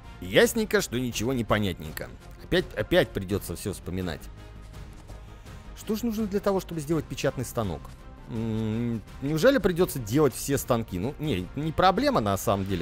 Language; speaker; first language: Russian; native; Russian